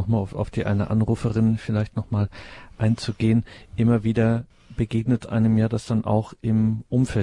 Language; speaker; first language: German; native; German